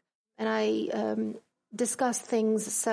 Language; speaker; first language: English; non-native, fluent; Greek